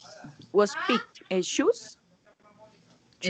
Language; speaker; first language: English; non-native, learner; Spanish